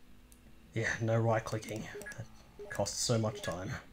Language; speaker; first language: English; native; English